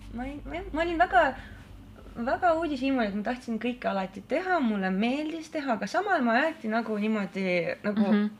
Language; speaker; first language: Estonian; non-native, local second language; Russian